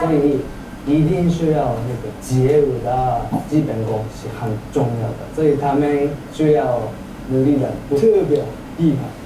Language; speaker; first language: Chinese; non-native, fluent; Thai